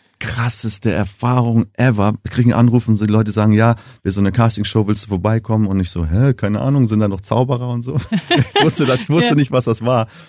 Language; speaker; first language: German; early bilingual, heritage; German